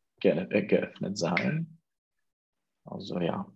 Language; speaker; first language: German; non-native, learner; Czech